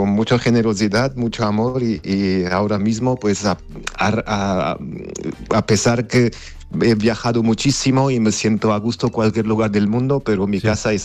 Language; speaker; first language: Spanish; non-native, fluent; Armenian